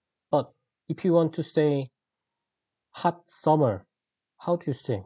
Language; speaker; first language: English; non-native, fluent; Korean